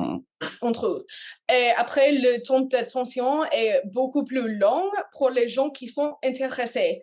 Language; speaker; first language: French; non-native, learner; English